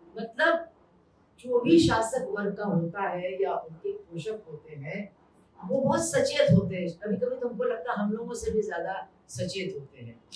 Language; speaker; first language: Hindi; native; Hindi